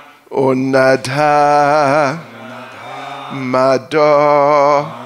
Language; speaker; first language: Russian; non-native, learner; English